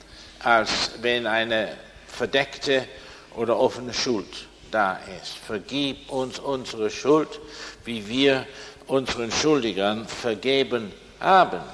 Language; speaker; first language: German; non-native, fluent; English